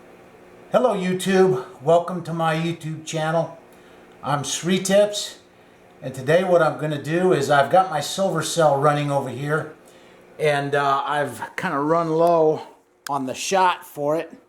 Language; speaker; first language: English; native; English